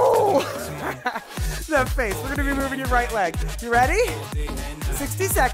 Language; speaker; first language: English; native; English